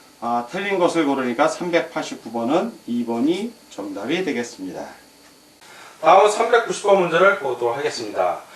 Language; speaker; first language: Korean; native; Korean